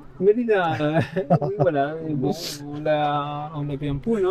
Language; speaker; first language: French; non-native, fluent; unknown